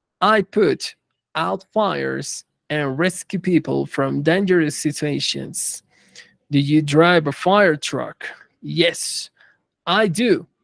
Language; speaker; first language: English; non-native, fluent; Spanish